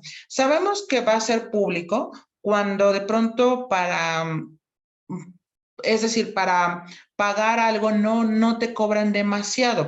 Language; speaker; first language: Spanish; native; Spanish